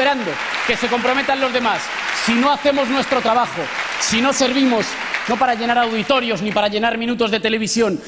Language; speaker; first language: Spanish; native; Spanish